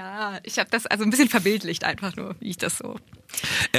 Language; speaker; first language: German; native; German